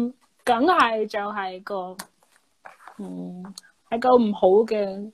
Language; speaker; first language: Chinese; non-native, fluent; English